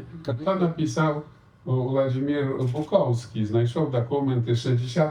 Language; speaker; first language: Polish; non-native, learner; Belarusian